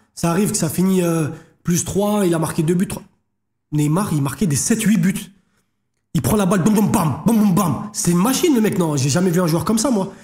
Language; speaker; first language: French; native; French